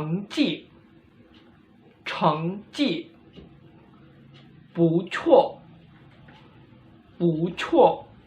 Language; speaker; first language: Chinese; non-native, fluent; Indonesian